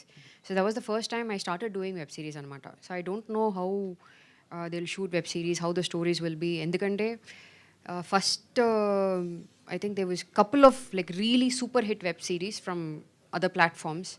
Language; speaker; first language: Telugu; non-native, fluent; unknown